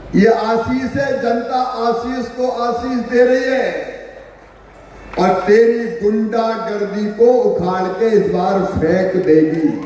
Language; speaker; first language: Hindi; native; Hindi